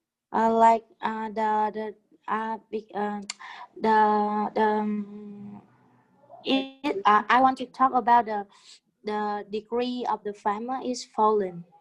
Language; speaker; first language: English; non-native, learner; Vietnamese